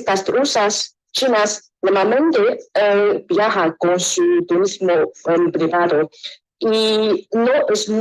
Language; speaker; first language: Spanish; non-native, learner; Chinese